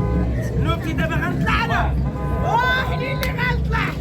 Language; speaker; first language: Arabic; native; Arabic